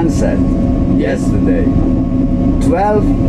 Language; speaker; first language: English; non-native, learner; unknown